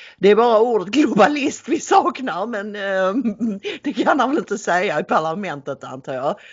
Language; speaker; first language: Swedish; native; Swedish